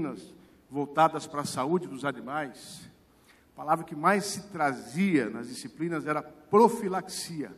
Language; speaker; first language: Portuguese; native; Portuguese